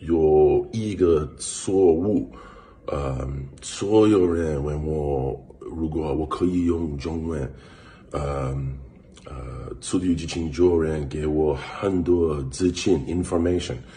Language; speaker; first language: Chinese; non-native, learner; English